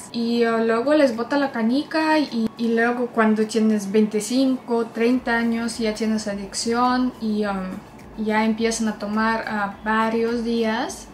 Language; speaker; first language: Spanish; non-native, fluent; Russian